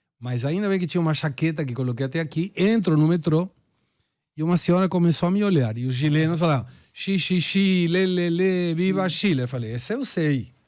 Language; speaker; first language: Portuguese; non-native, fluent; Spanish